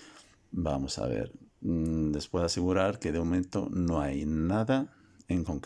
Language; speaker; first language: Spanish; non-native, fluent; Arabic